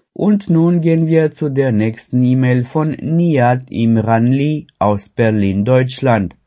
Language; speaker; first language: German; non-native, fluent; Romanian